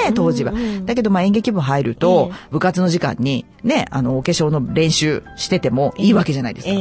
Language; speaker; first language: Japanese; native; Japanese